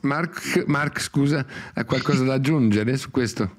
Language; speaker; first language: Italian; native; Italian